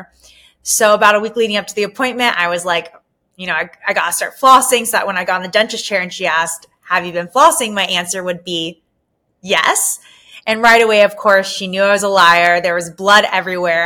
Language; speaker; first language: English; native; English